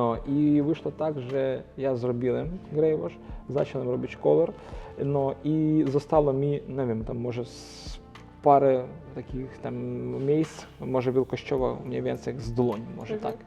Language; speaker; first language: Polish; non-native, local second language; Ukrainian